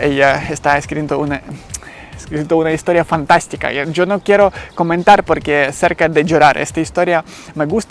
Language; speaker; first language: Spanish; non-native, learner; Ukrainian